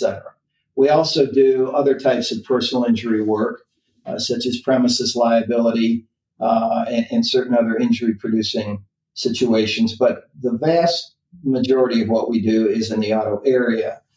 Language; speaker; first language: English; native; English